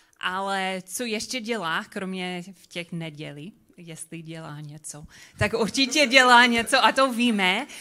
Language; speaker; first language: Czech; non-native, learner; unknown